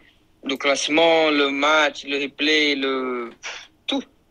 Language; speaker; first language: French; non-native, learner; Portuguese